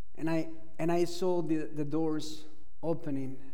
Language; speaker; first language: English; non-native, fluent; Spanish